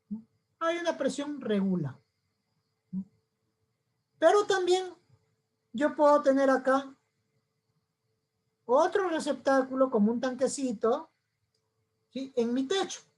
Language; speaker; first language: Spanish; native; Spanish